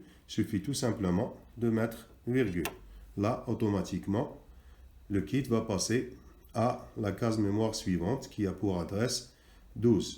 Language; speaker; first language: French; non-native, local second language; Arabic